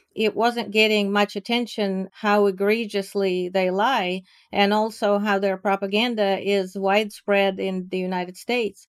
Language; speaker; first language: English; non-native, fluent; Ukrainian